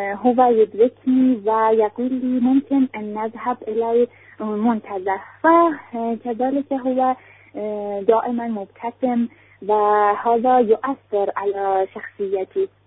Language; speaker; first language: Arabic; non-native, local second language; Persian